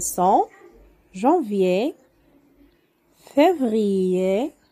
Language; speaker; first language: French; non-native, local second language; Arabic